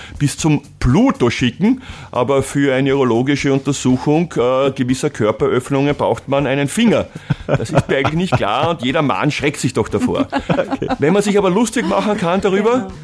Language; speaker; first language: German; native; German